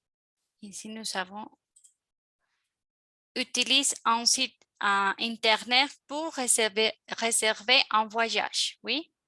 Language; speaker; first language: French; non-native, fluent; Spanish